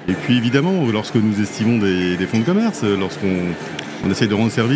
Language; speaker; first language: French; native; French